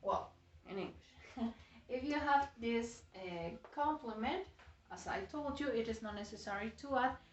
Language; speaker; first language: English; non-native, fluent; Spanish